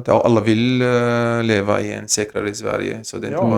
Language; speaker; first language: Swedish; non-native, fluent; Arabic